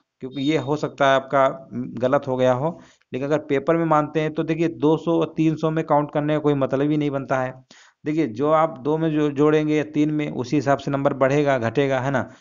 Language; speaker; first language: Hindi; native; Hindi